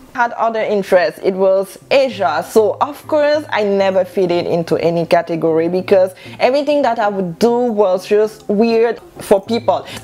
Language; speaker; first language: English; non-native, local second language; French